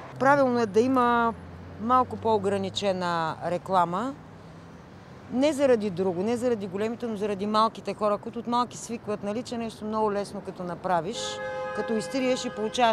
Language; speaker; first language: Bulgarian; native; Bulgarian